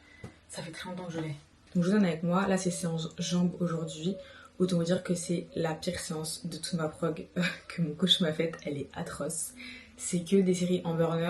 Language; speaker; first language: French; native; French